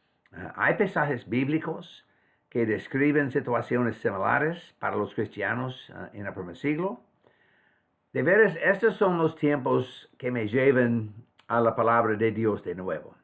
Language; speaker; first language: Spanish; non-native, fluent; English